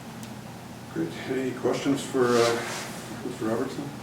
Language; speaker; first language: English; native; English